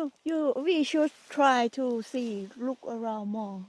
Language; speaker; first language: English; non-native, learner; Thai